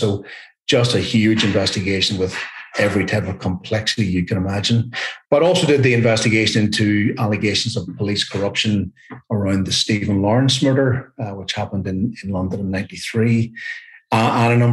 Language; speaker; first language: English; native; English